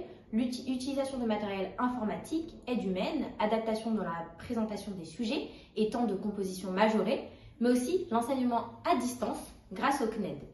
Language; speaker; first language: French; native; French